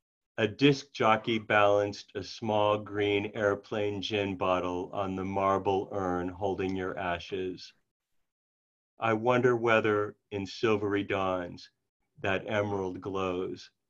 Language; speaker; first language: English; native; English